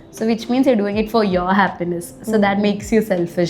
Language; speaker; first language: English; non-native, local second language; Malayalam